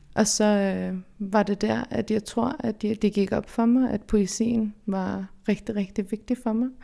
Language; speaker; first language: Danish; early bilingual, other home language; Central Kurdish